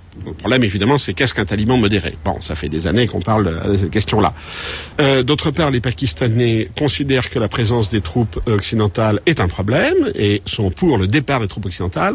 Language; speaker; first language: French; native; French